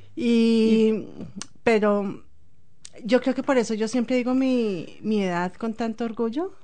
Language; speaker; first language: Spanish; native; Spanish